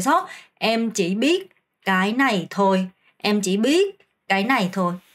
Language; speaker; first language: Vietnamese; non-native, fluent; Korean